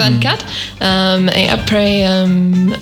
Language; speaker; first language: French; non-native, learner; English